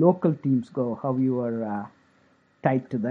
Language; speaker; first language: English; non-native, local second language; Tamil